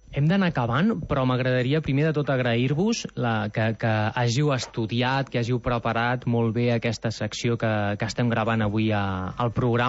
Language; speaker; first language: Catalan; native; Catalan